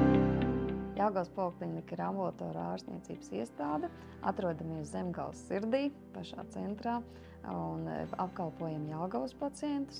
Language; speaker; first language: Latvian; native; Latvian